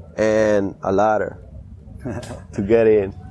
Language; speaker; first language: English; early bilingual, other home language; Spanish